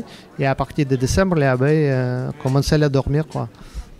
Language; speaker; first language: French; non-native, learner; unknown